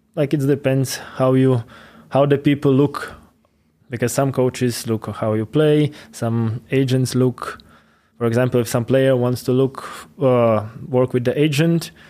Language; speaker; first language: English; non-native, fluent; Latvian